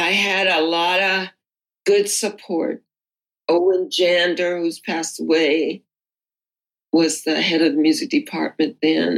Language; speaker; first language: English; native; English